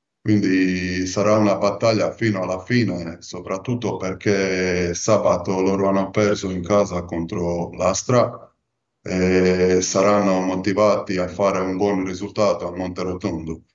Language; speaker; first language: Italian; non-native, fluent; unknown